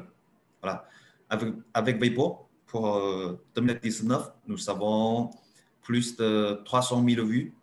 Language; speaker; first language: French; non-native, learner; Chinese